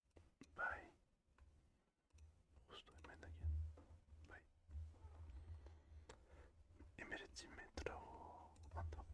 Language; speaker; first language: Basque; non-native, learner; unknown